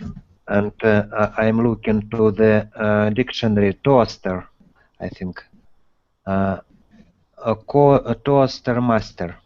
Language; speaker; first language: English; non-native, learner; Russian